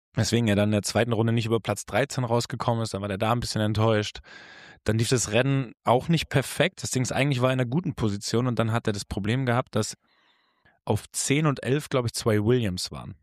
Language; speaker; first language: German; native; German